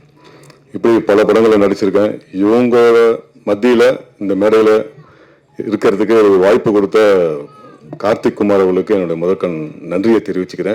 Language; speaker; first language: Tamil; native; Tamil